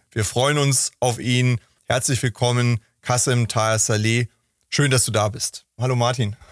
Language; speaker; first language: German; native; German